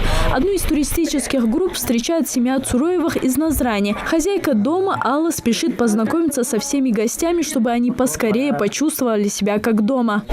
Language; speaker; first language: Russian; native; Russian